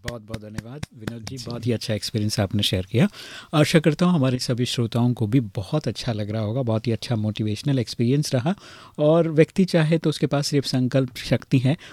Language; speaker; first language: Hindi; native; Hindi